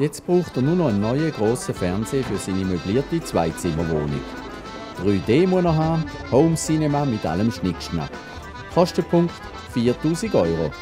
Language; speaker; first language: German; native; German